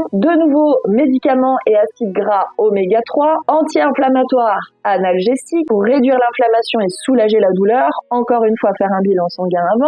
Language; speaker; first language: French; native; French